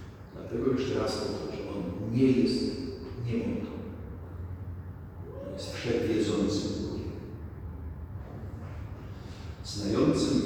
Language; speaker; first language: Polish; native; Polish